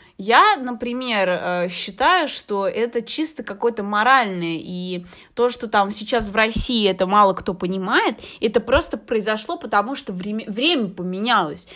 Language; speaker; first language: Russian; early bilingual, heritage; Russian